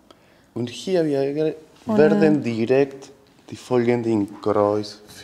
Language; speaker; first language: German; non-native, learner; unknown